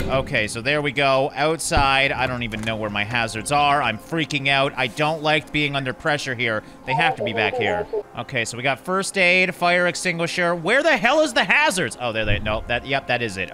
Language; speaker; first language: English; native; English